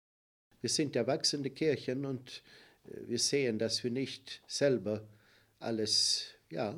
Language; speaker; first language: German; non-native, fluent; Swedish